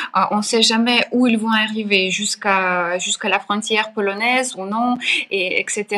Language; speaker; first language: French; non-native, fluent; Ukrainian